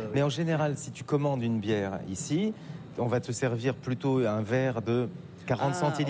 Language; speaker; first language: French; native; French